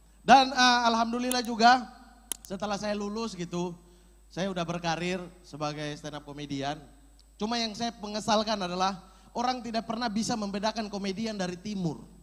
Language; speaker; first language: Indonesian; native; Indonesian